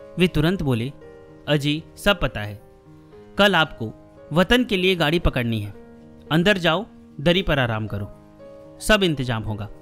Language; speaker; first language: Hindi; native; Hindi